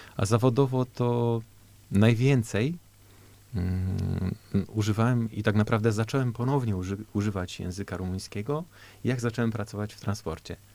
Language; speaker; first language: Polish; early bilingual, heritage; Polish